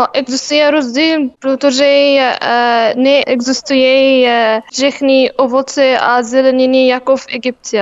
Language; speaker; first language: Czech; non-native, learner; Arabic